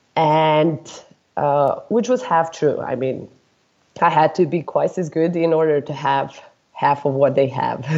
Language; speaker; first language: English; non-native, fluent; Serbian